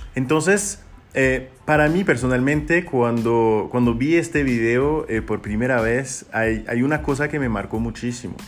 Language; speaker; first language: Spanish; non-native, fluent; French